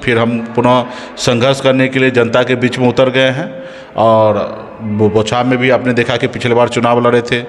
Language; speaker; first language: Hindi; native; Hindi